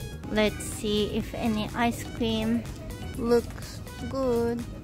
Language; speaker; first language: English; non-native, fluent; Japanese